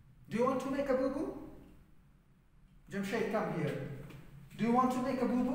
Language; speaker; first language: English; non-native, fluent; Persian